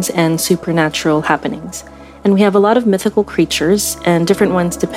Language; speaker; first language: English; non-native, local second language; Filipino